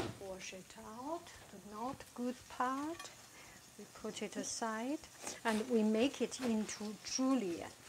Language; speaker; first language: English; non-native, fluent; Chinese